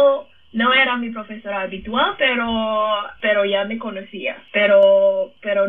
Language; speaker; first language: Spanish; non-native, fluent; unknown